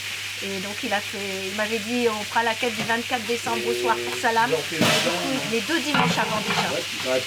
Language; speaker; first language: French; native; French